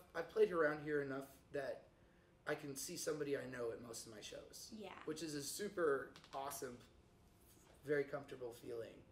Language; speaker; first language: English; native; English